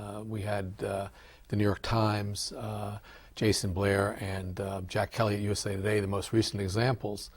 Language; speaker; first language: English; native; English